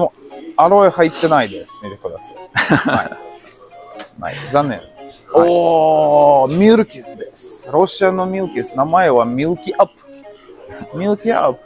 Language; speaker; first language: Japanese; non-native, learner; Russian